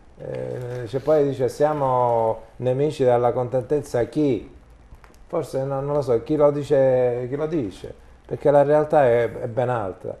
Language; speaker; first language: Italian; native; Italian